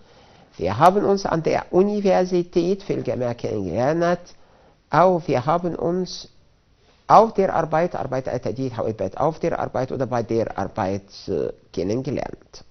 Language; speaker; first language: German; non-native, fluent; Arabic